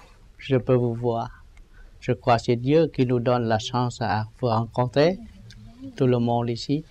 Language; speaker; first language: French; non-native, learner; Vietnamese